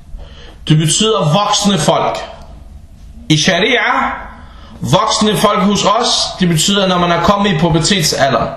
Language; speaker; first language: Danish; early bilingual, other home language; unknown